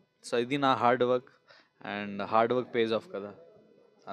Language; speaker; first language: Telugu; non-native, local second language; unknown